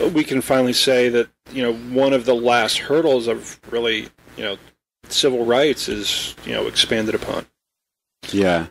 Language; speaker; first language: English; native; English